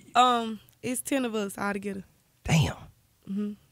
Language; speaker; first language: English; native; English